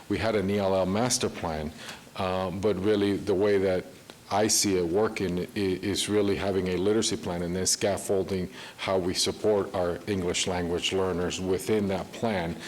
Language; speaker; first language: English; early bilingual, other home language; Spanish